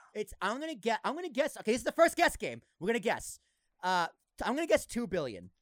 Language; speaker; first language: English; native; English